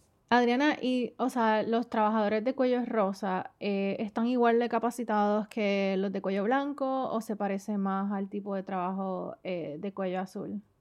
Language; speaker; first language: Spanish; native; Spanish